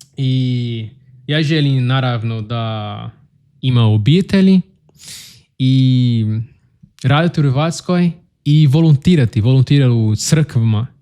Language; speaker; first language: Bosnian; non-native, learner; Portuguese